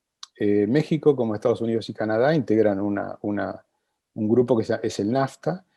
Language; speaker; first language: Spanish; native; Spanish